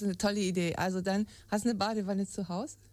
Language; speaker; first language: German; native; German